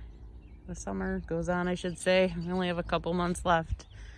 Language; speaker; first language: English; native; English